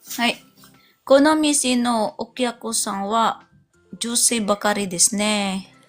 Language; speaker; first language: Japanese; non-native, learner; Filipino